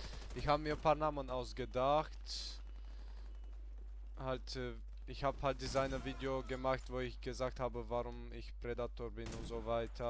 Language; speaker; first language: German; early bilingual, other home language; Hungarian